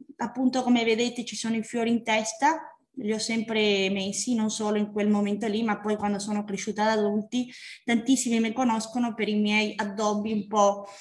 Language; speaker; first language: Italian; non-native, fluent; Spanish